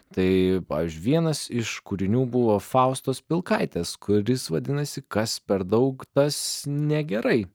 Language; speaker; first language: Lithuanian; native; Lithuanian